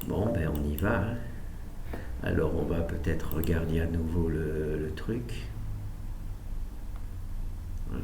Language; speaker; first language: French; native; French